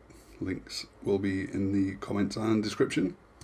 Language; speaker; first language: English; native; English